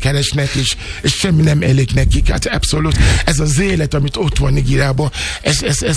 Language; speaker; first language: Hungarian; non-native, fluent; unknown